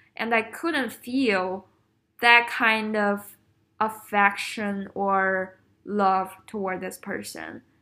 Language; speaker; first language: English; non-native, fluent; Chinese